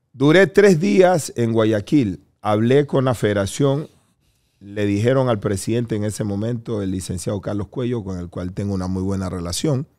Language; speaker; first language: Spanish; native; Spanish